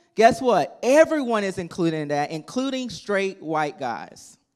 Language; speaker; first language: English; native; English